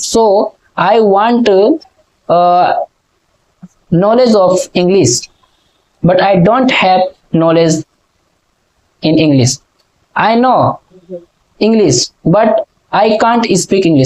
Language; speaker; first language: English; non-native, learner; Hindi